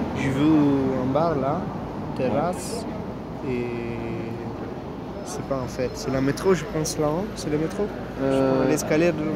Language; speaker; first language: French; non-native, learner; Italian